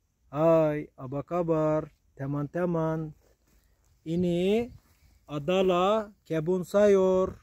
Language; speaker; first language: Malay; non-native, learner; Turkish